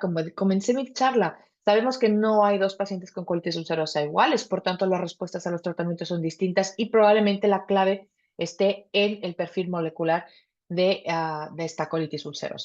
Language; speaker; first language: Spanish; native; Spanish